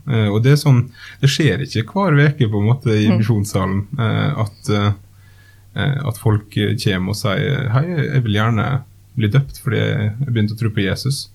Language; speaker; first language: Norwegian; native; Norwegian